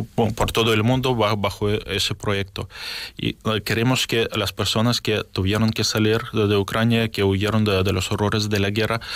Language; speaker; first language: Spanish; non-native, fluent; Ukrainian